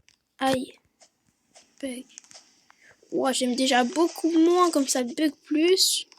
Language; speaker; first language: French; native; French